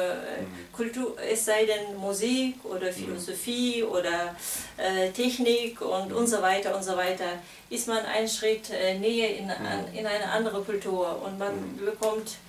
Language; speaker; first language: German; non-native, fluent; Kazakh